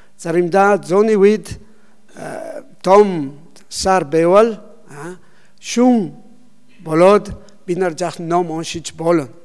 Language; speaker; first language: Mongolian; non-native, learner; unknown